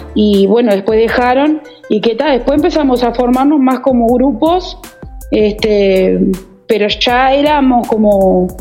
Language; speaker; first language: Spanish; native; Spanish